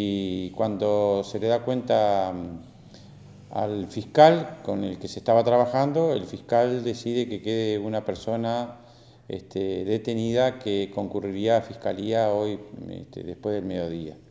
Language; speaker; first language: Spanish; native; Spanish